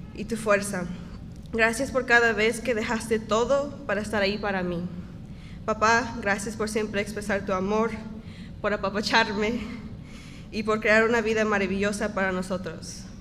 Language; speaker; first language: Spanish; early bilingual, heritage; Spanish